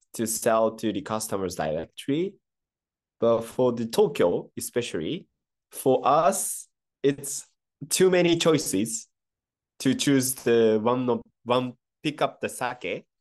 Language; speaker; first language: English; non-native, fluent; Japanese